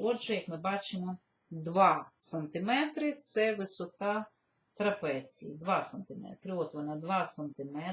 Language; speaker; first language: Ukrainian; native; Ukrainian